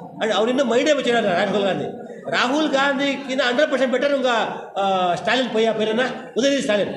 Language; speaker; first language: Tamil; non-native, learner; Kannada